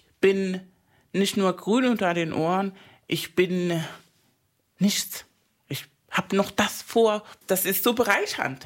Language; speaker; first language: German; non-native, fluent; Spanish